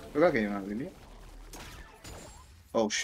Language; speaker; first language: Spanish; native; Spanish